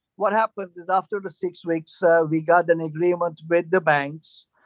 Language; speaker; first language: English; non-native, fluent; Turkish